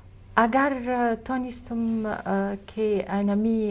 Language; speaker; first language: Persian; non-native, fluent; Arabic